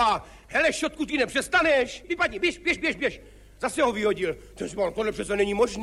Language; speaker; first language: Czech; native; Czech